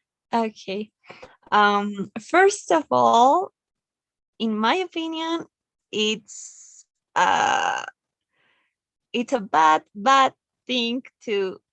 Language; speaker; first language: English; non-native, learner; Spanish